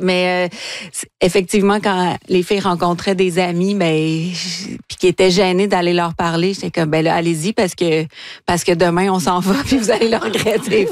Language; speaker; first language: French; native; French